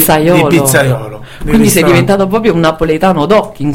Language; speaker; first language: Italian; native; Italian